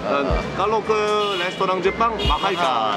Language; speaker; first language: Indonesian; non-native, fluent; Korean